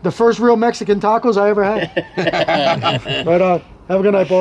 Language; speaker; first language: English; native; English